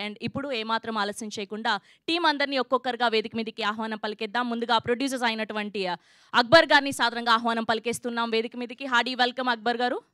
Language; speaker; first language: Telugu; native; Telugu